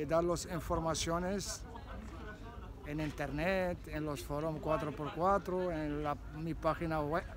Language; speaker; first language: Spanish; non-native, learner; Arabic